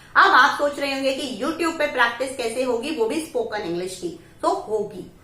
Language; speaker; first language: Hindi; native; Hindi